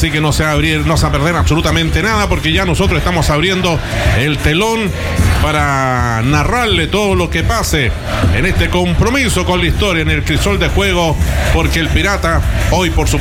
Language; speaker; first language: Spanish; native; Spanish